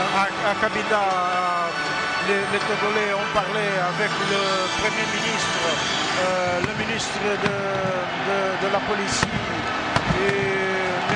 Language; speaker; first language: French; non-native, fluent; Portuguese